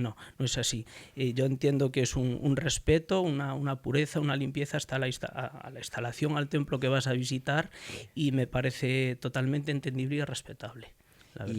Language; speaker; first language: Spanish; native; Spanish